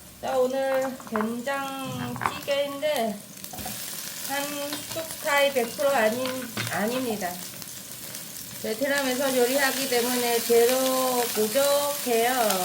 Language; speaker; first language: Korean; non-native, learner; Vietnamese